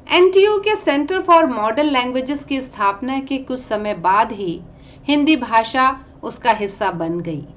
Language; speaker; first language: Hindi; native; Hindi